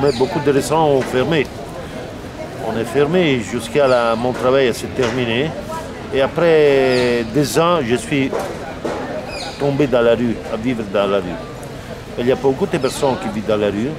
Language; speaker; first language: French; non-native, learner; Italian